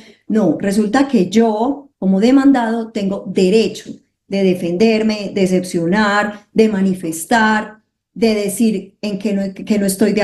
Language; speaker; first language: Spanish; native; Spanish